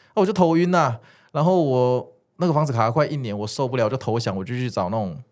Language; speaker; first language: Chinese; native; Chinese